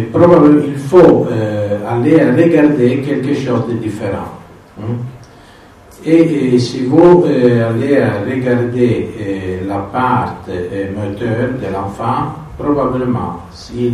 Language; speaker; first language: French; non-native, fluent; Italian